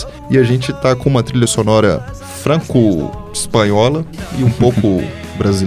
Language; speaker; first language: Portuguese; native; Portuguese